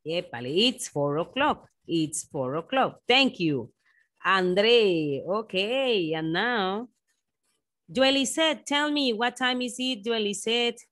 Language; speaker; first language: English; non-native, fluent; Spanish